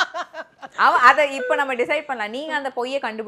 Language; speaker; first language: Tamil; native; Tamil